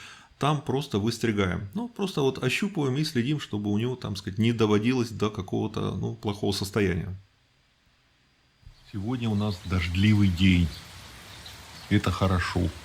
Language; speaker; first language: Russian; native; Russian